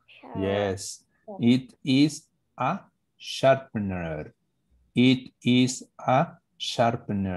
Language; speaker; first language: English; non-native, learner; Spanish